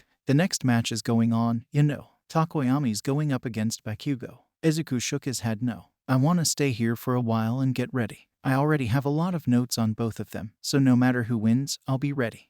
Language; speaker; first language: English; native; English